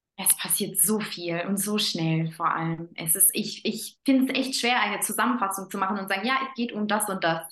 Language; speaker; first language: German; non-native, fluent; Spanish